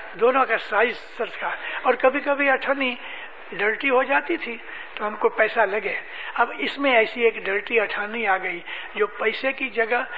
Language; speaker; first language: Urdu; non-native, local second language; Gujarati